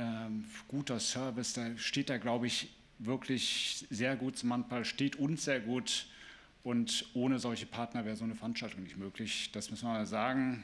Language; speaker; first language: German; native; German